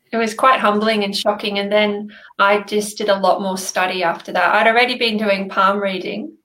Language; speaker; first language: English; native; English